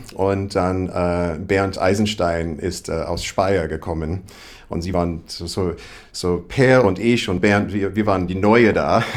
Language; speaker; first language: German; non-native, fluent; English